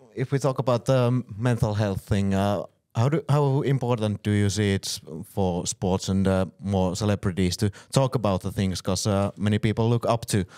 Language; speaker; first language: English; non-native, fluent; Finnish